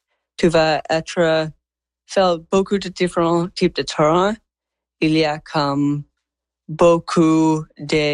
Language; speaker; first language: French; non-native, local second language; English